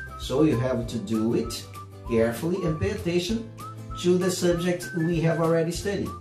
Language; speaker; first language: English; non-native, fluent; Portuguese